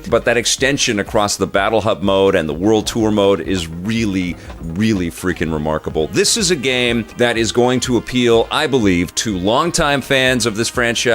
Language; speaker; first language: English; native; English